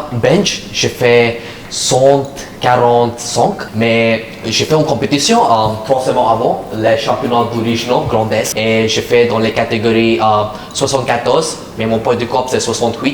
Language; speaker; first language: French; non-native, learner; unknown